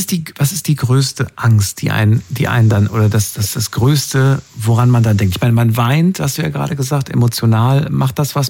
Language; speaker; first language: German; native; German